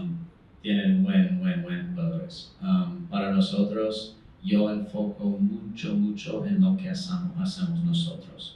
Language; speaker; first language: Spanish; non-native, fluent; English